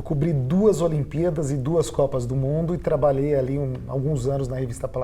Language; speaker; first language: Portuguese; native; Portuguese